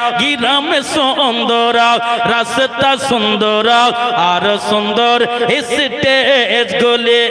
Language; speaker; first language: Bangla; non-native, fluent; Urdu